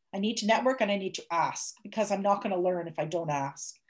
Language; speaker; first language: English; native; English